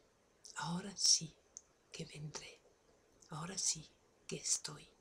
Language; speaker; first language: Spanish; non-native, fluent; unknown